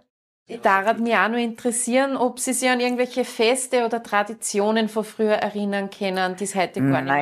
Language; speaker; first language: German; native; German